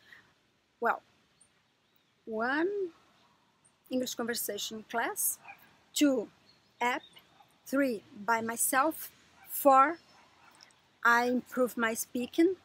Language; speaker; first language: English; non-native, learner; Portuguese